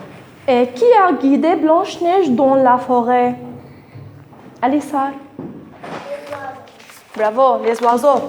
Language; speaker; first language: French; non-native, fluent; Arabic